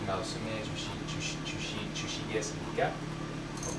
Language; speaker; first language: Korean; non-native, learner; English